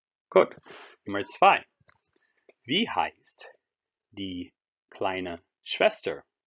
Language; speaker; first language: German; non-native, fluent; English